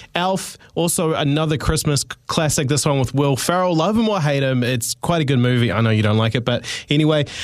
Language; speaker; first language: English; native; English